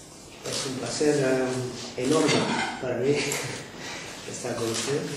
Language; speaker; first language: Spanish; non-native, fluent; English